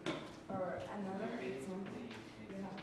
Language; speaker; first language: English; non-native, learner; Spanish